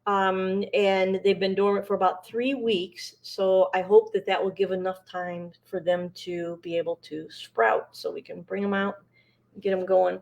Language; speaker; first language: English; native; English